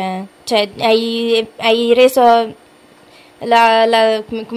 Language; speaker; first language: Italian; native; Italian